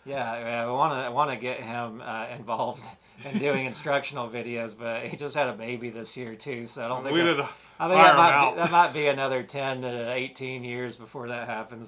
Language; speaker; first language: English; native; English